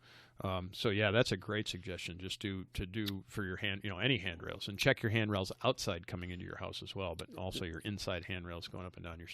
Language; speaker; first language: English; native; English